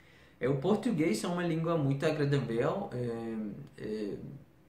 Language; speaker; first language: Italian; non-native, fluent; Persian